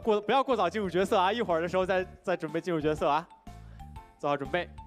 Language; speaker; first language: Chinese; native; Chinese